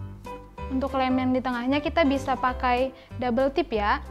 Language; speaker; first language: Indonesian; native; Indonesian